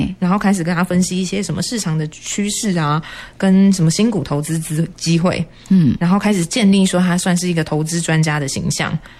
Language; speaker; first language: Chinese; native; Chinese